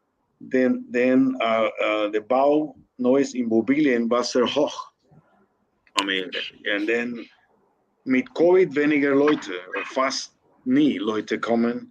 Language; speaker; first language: German; non-native, learner; Spanish